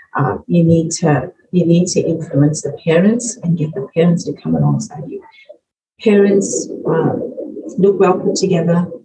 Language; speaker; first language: English; native; English